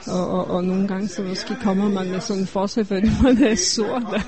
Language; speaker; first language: Danish; non-native, fluent; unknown